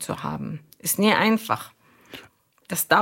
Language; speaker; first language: German; non-native, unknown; Arabic